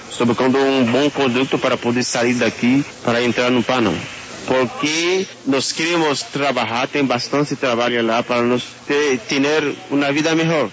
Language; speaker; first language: Portuguese; non-native, learner; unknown